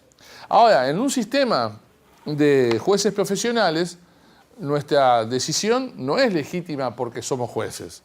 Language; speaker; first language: Spanish; native; Spanish